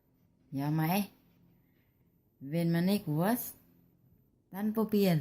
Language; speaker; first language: German; non-native, learner; Thai